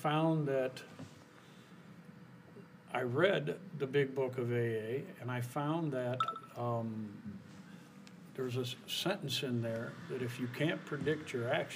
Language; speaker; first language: English; native; English